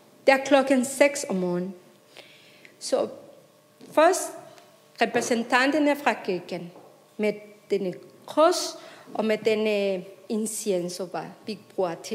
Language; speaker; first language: Danish; non-native, fluent; Spanish